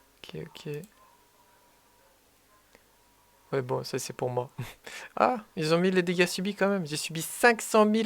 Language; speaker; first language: French; native; French